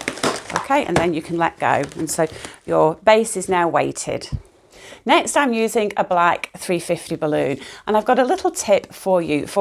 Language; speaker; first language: English; native; English